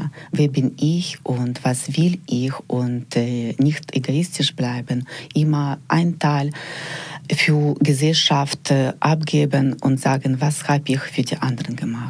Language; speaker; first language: German; non-native, fluent; Ukrainian